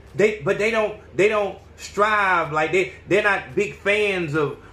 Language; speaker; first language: English; native; English